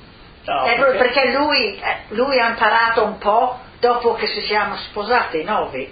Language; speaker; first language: Italian; non-native, local second language; Friulian